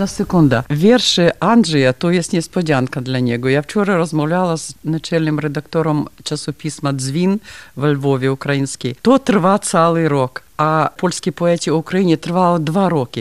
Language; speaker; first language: Polish; non-native, learner; Ukrainian